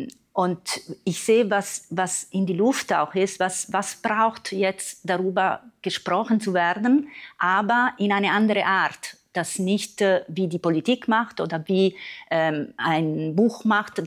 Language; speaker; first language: German; non-native, fluent; Italian